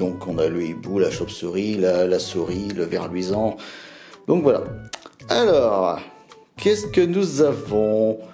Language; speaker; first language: French; native; French